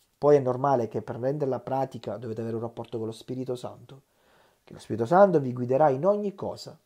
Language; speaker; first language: Italian; native; Italian